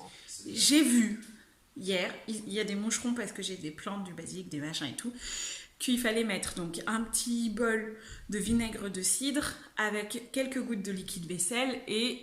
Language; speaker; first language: French; native; French